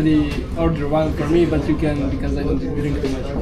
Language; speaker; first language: English; non-native, learner; Serbian